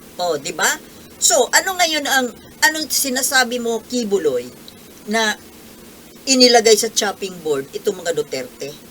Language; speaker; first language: Filipino; native; Filipino